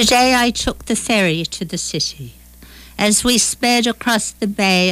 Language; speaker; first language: English; native; English